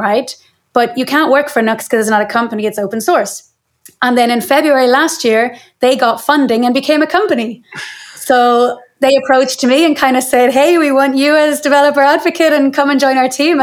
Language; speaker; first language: English; native; English